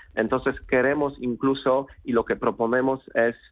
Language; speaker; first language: Spanish; non-native, fluent; Polish